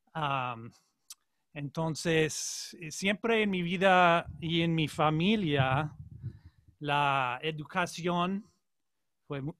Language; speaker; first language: Spanish; non-native, learner; English